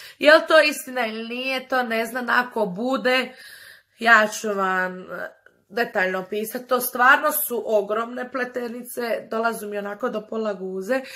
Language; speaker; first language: Croatian; early bilingual, other home language; Portuguese